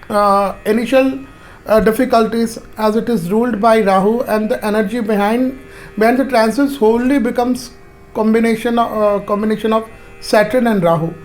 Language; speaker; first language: English; non-native, local second language; Hindi